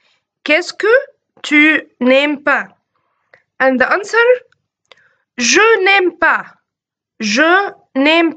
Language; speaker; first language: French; non-native, fluent; Arabic